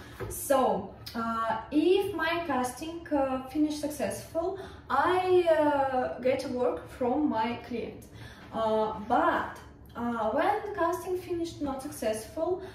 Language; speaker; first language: English; non-native, learner; Russian